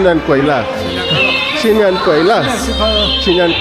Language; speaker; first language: Chinese; non-native, learner; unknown